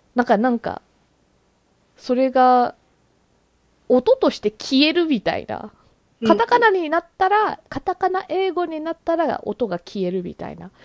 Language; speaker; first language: Japanese; early bilingual, heritage; Japanese